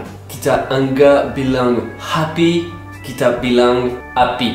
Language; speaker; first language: Indonesian; non-native, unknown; French